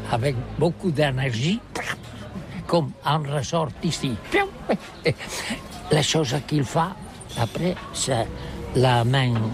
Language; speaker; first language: French; non-native, learner; Catalan